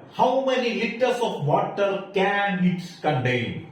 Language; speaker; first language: English; non-native, local second language; Malayalam